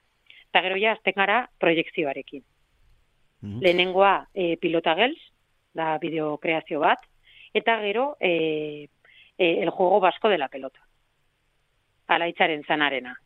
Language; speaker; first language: Basque; non-native, local second language; Spanish